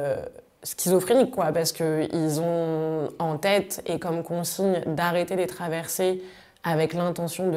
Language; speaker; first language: French; native; French